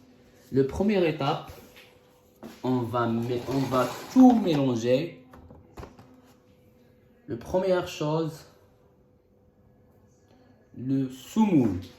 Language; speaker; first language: French; non-native, local second language; Arabic